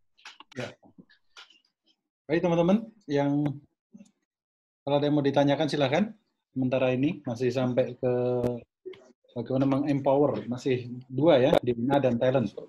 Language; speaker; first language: Indonesian; native; Indonesian